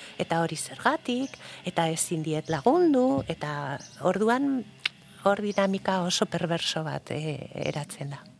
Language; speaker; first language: Basque; non-native, local second language; Spanish